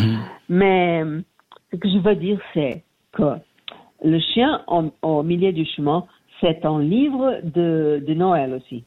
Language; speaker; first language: French; non-native, learner; Portuguese